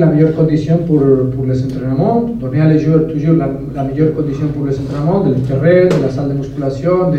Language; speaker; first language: French; non-native, fluent; Spanish